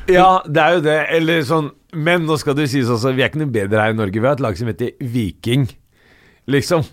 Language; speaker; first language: Norwegian; early bilingual, other home language; Arabic